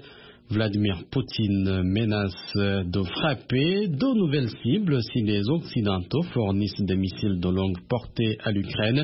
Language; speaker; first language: French; non-native, local second language; Rundi